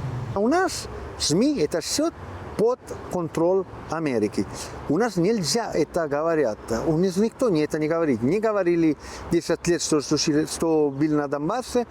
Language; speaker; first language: Russian; non-native, learner; Italian